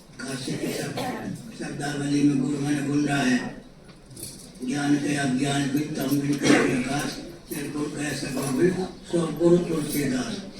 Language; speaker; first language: Hindi; non-native, local second language; Maithili